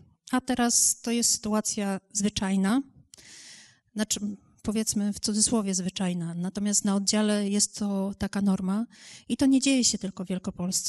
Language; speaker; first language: Polish; native; Polish